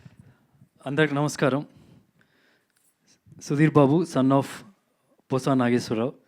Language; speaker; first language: Telugu; native; Telugu